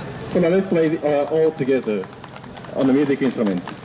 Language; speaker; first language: English; non-native, learner; Japanese